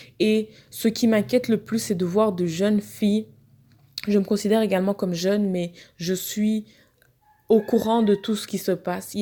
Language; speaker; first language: French; non-native, fluent; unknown